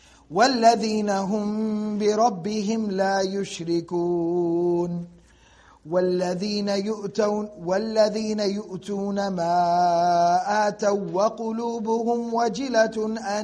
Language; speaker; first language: Arabic; non-native, fluent; English